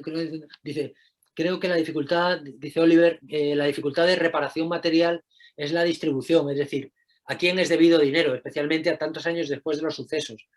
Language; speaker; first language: Spanish; native; Spanish